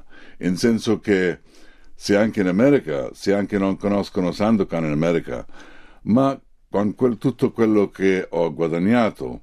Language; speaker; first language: Italian; non-native, fluent; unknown